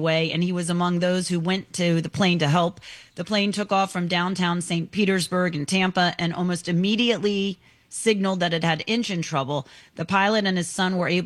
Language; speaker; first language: English; native; English